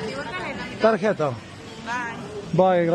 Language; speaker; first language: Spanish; non-native, learner; Bulgarian